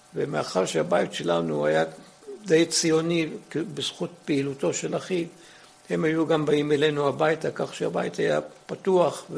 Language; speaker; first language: Hebrew; early bilingual, other home language; Arabic